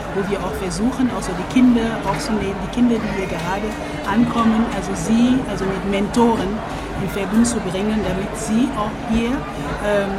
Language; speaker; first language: German; non-native, fluent; French